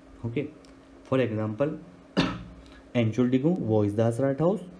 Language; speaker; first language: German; non-native, learner; Hindi